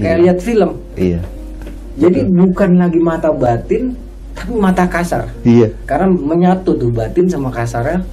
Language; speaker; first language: Indonesian; native; Indonesian